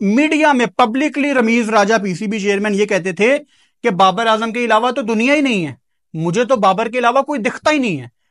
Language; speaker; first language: Urdu; non-native, local second language; Punjabi